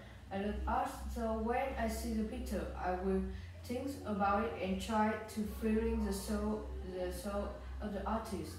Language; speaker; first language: English; non-native, learner; Vietnamese